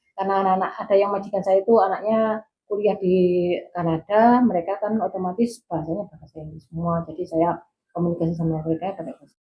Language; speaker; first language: Indonesian; non-native, local second language; Javanese